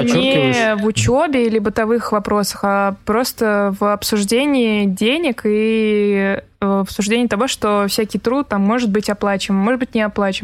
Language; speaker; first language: Russian; native; Russian